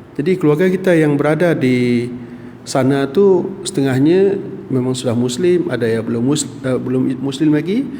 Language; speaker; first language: Malay; non-native, local second language; Iban